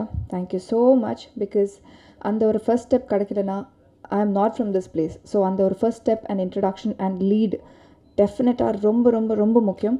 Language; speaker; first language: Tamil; non-native, learner; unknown